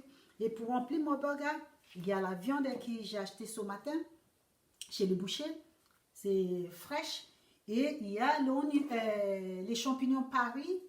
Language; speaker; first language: French; non-native, fluent; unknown